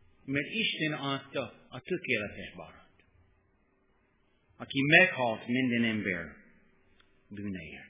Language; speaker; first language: Hungarian; non-native, learner; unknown